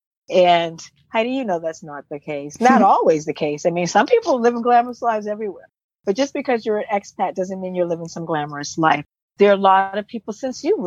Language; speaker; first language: English; native; English